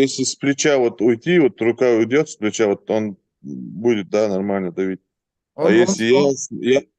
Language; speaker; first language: Russian; native; Russian